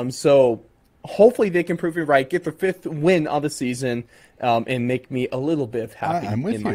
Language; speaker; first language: English; native; English